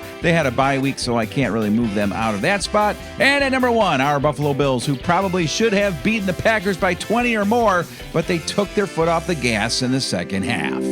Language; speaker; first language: English; native; English